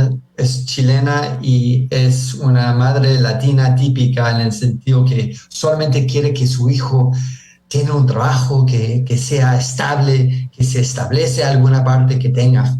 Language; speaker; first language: Spanish; early bilingual, heritage; Spanish